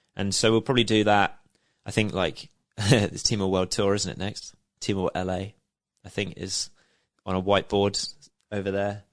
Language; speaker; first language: English; native; English